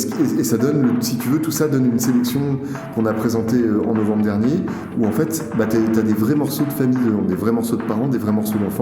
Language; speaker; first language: French; native; French